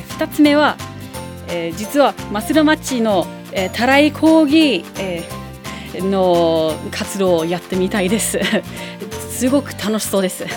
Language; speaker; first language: Japanese; non-native, fluent; English